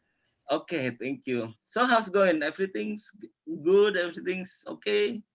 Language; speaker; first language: English; non-native, local second language; Indonesian